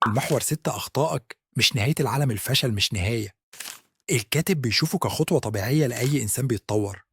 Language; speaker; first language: Arabic; native; Arabic